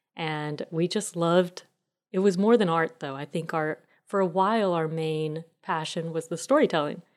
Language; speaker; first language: English; early bilingual, other home language; Italian